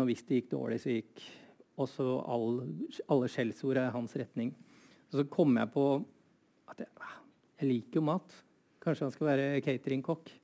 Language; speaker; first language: Norwegian; native; Norwegian